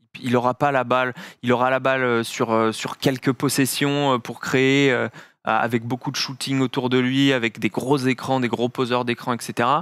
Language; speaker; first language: French; native; French